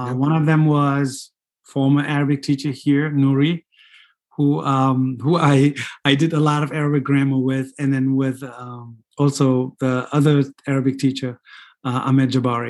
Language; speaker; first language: English; non-native, fluent; Fula